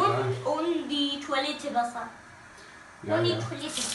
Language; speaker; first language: German; non-native, learner; Romanian